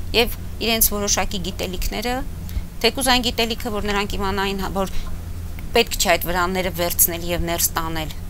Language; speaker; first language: Armenian; native; Armenian